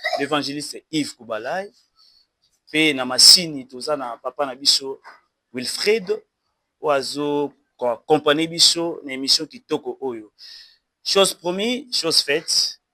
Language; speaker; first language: Lingala; native; Lingala